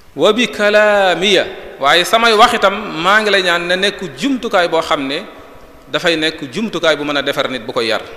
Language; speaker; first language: Wolof; native; Wolof